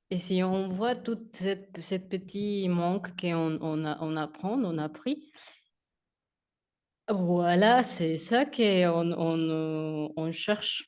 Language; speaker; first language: French; non-native, learner; Spanish